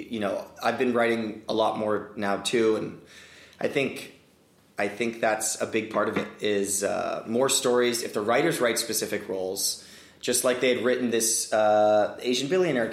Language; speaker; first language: English; native; English